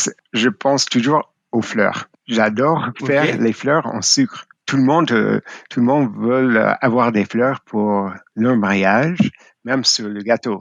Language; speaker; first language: French; non-native, fluent; English